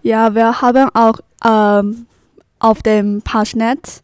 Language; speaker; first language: German; non-native, learner; Chinese